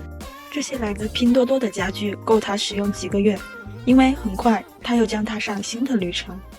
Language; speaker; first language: Chinese; native; Chinese